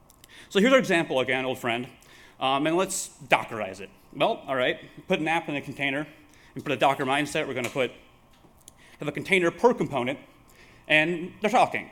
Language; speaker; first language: English; native; English